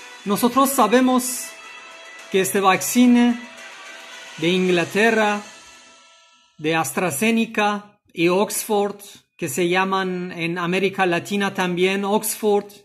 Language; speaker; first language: Spanish; non-native, fluent; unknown